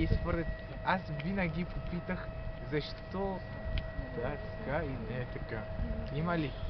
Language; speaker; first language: Bulgarian; non-native, learner; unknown